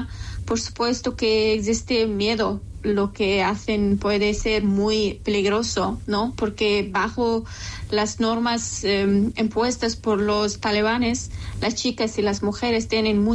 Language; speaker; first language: Spanish; non-native, local second language; Persian